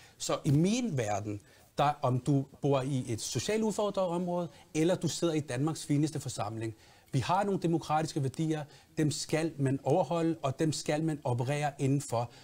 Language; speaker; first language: Danish; early bilingual, other home language; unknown